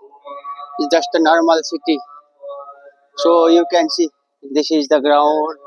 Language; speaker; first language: English; non-native, learner; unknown